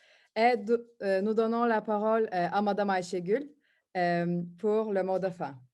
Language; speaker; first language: French; non-native, fluent; Turkish